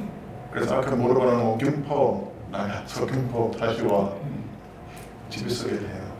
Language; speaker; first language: Korean; non-native, learner; English